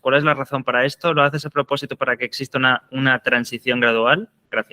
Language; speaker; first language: Spanish; native; Spanish